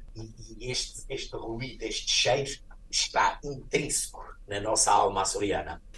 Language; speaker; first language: Portuguese; native; Portuguese